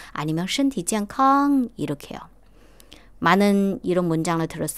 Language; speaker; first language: Korean; non-native, fluent; Chinese